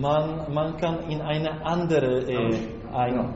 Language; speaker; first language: German; non-native, learner; Slovak